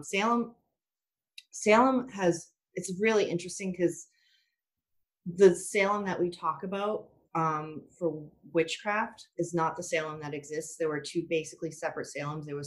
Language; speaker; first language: English; native; English